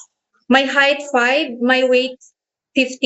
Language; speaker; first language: English; non-native, learner; Cebuano